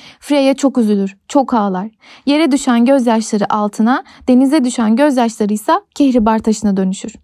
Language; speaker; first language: Turkish; native; Turkish